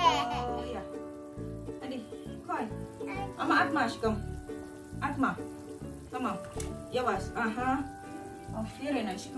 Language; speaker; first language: Turkish; non-native, learner; Indonesian